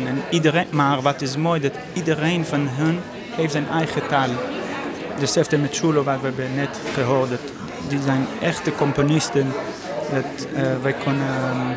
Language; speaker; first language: Dutch; non-native, learner; Hebrew